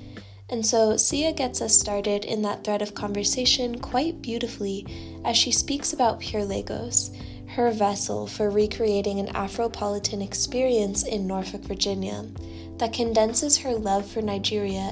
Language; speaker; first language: English; native; English